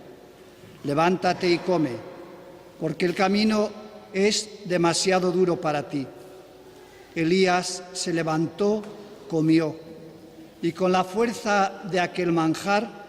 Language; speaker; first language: Spanish; native; Spanish